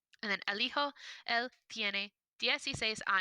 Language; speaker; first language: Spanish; non-native, fluent; English